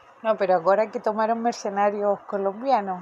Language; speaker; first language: Portuguese; non-native, fluent; Spanish